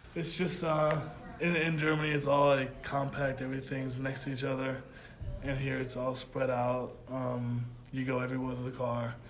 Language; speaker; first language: English; non-native, fluent; German